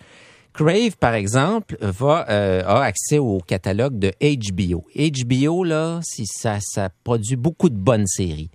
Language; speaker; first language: French; native; French